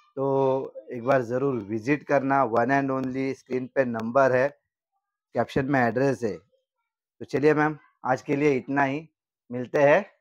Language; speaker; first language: Hindi; non-native, local second language; Marathi